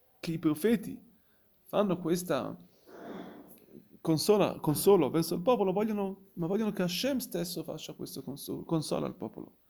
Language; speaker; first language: Italian; non-native, fluent; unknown